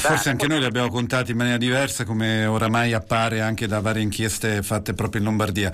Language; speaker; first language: Italian; native; Italian